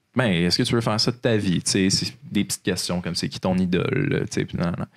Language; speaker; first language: French; native; French